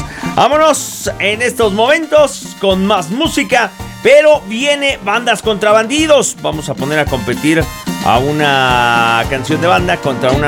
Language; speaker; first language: Spanish; native; Spanish